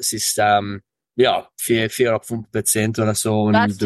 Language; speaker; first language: German; early bilingual, heritage; English